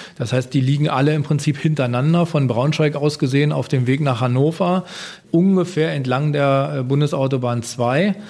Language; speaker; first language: German; native; German